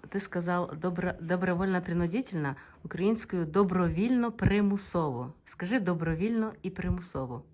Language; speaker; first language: Ukrainian; native; Ukrainian